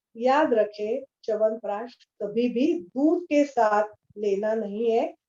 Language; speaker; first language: Hindi; non-native, local second language; Marathi